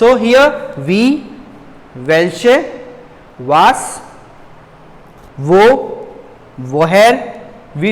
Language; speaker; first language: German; non-native, fluent; Hindi